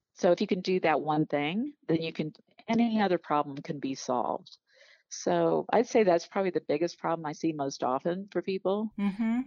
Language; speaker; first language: English; native; English